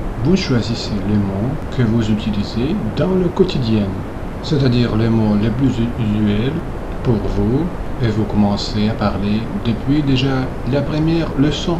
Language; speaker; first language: French; non-native, fluent; Russian